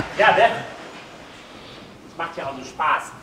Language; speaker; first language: German; native; German